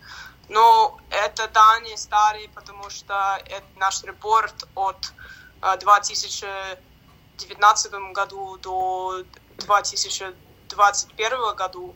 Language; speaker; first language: Russian; non-native, learner; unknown